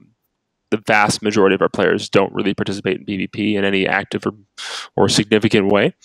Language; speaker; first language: English; native; English